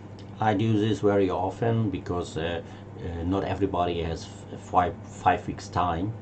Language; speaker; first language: English; non-native, learner; German